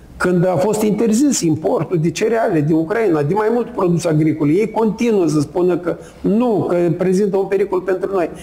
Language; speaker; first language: Romanian; native; Romanian